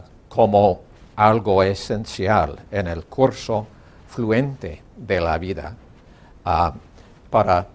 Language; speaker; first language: Spanish; non-native, learner; English